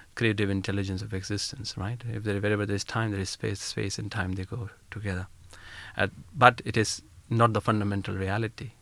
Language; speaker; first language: English; non-native, local second language; Hindi